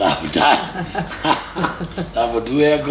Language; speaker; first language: German; native; German